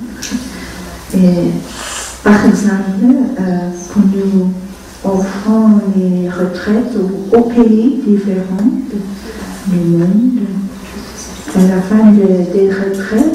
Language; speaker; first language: French; non-native, fluent; Vietnamese